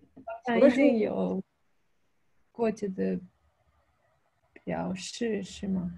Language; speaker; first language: Chinese; non-native, fluent; Russian